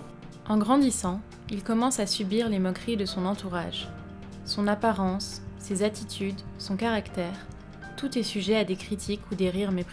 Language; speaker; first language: French; native; French